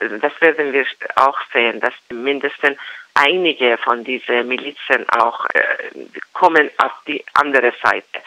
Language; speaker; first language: German; non-native, learner; Persian